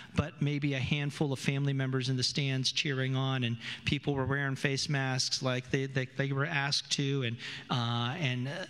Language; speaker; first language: English; native; English